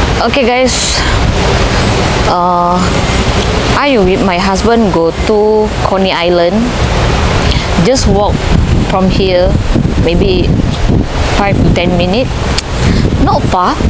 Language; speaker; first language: English; non-native, learner; Indonesian